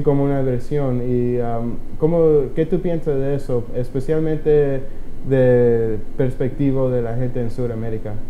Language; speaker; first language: Spanish; early bilingual, heritage; Spanish